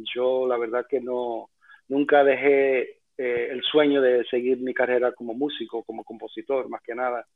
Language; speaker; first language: Spanish; early bilingual, heritage; Spanish